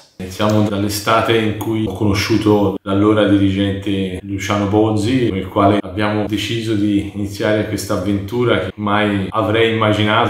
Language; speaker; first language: Italian; native; Italian